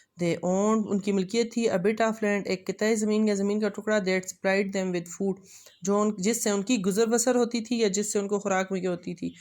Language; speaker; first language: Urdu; non-native, local second language; Pashto